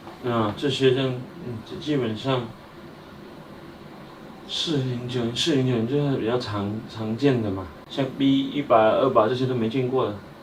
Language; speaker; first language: Chinese; native; Chinese